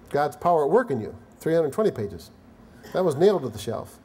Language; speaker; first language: English; native; English